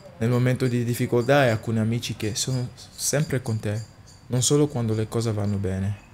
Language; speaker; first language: Italian; non-native, fluent; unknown